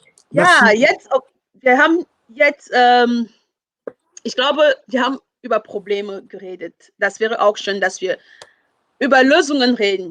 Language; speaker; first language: German; non-native, fluent; French